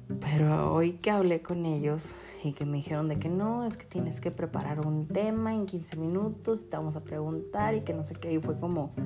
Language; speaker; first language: Spanish; native; Spanish